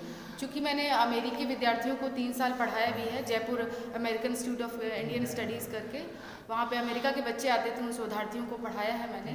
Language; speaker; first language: Hindi; native; Hindi